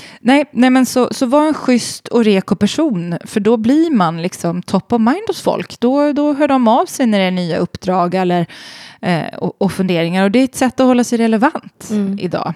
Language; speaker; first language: Swedish; native; Swedish